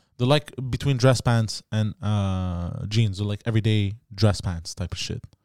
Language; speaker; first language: English; early bilingual, other home language; Greek